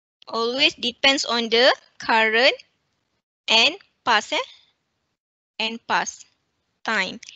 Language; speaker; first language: English; non-native, local second language; Malay